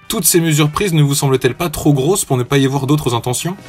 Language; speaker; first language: French; native; French